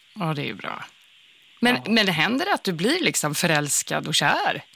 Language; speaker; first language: Swedish; native; Swedish